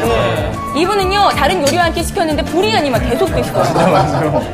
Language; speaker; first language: Korean; native; Korean